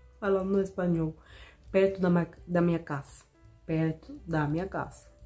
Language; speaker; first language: Portuguese; non-native, fluent; Spanish